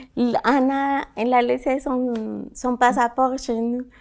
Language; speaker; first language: French; non-native, fluent; Spanish